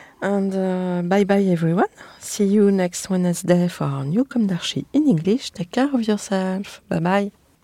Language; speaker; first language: English; non-native, learner; French